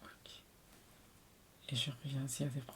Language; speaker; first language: French; non-native, fluent; Spanish